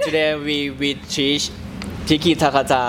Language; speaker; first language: English; non-native, learner; Thai